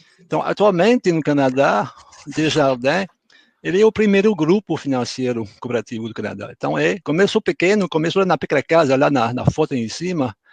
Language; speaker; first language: Portuguese; non-native, fluent; French